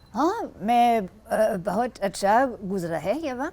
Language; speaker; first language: Hindi; non-native, learner; German